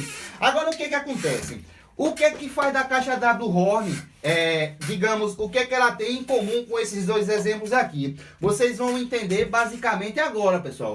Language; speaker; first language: Portuguese; native; Portuguese